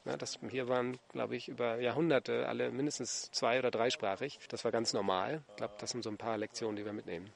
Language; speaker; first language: German; native; German